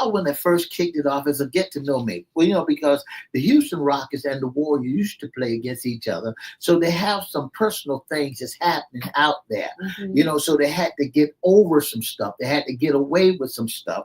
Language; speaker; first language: English; native; English